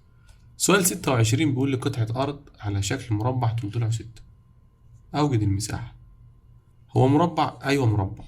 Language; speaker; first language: Arabic; native; Arabic